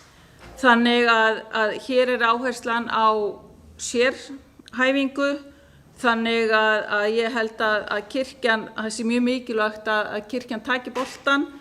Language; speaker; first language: Icelandic; native; Icelandic